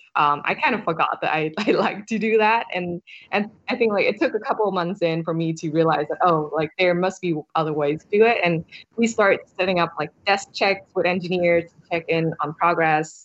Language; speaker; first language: English; non-native, fluent; Vietnamese